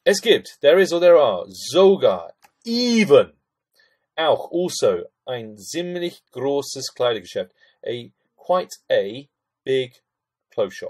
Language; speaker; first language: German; non-native, fluent; English